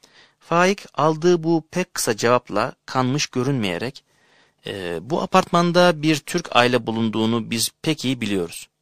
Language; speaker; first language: Turkish; native; Turkish